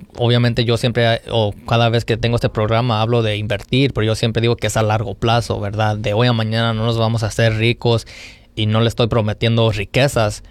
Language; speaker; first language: Spanish; early bilingual, heritage; Spanish